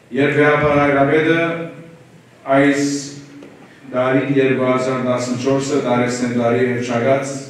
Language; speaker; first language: Armenian; native; Armenian